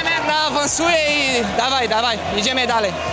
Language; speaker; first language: Polish; non-native, learner; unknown